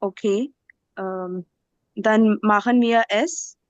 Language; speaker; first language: German; non-native, learner; Urdu